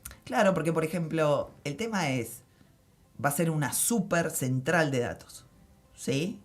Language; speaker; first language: Spanish; native; Spanish